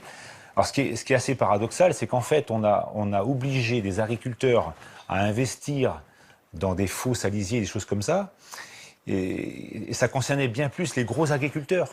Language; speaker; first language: French; native; French